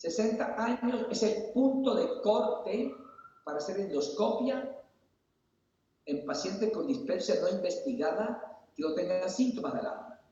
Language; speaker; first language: Spanish; native; Spanish